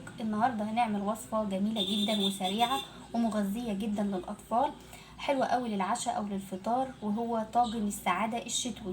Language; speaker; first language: Arabic; native; Arabic